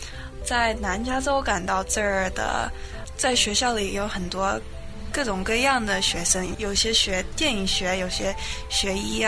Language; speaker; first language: Chinese; early bilingual, heritage; Chinese